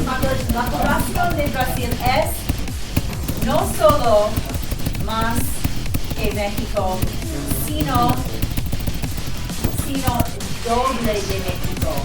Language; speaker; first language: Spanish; non-native, learner; English